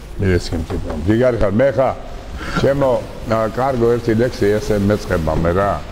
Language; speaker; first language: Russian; non-native, local second language; Georgian